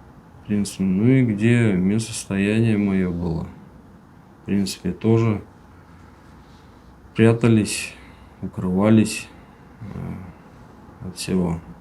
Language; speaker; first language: Russian; native; Russian